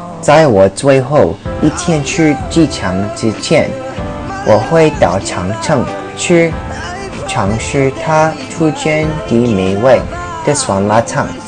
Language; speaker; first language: Chinese; non-native, learner; English